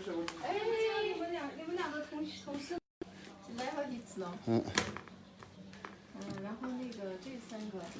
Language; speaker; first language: Chinese; non-native, fluent; Mongolian